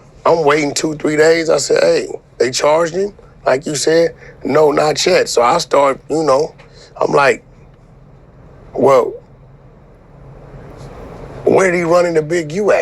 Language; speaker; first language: English; native; English